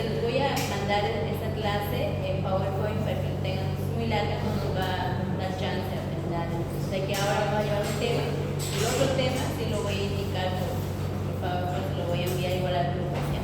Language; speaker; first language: Spanish; native; Spanish